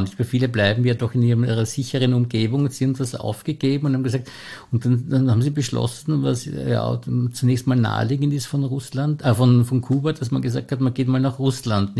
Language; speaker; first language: German; native; German